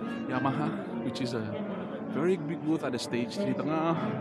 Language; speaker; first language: English; non-native, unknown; Indonesian